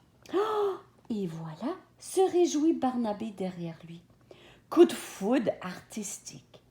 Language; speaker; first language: French; native; French